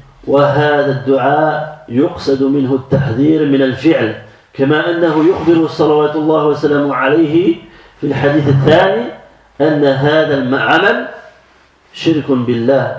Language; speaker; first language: Arabic; non-native, fluent; French